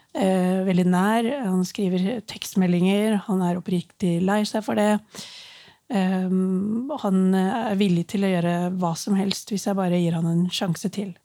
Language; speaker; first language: Norwegian; early bilingual, other home language; Urdu